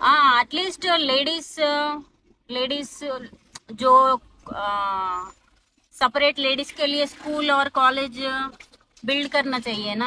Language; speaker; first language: Hindi; non-native, local second language; Telugu